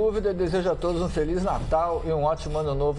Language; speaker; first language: Portuguese; native; Portuguese